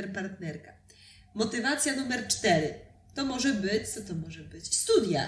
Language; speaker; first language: Polish; native; Polish